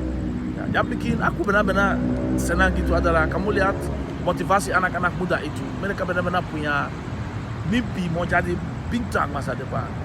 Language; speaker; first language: Indonesian; non-native, fluent; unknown